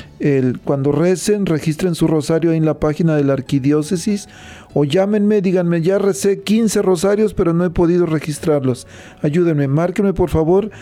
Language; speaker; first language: Spanish; native; Spanish